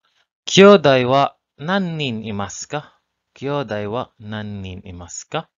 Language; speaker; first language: Japanese; non-native, learner; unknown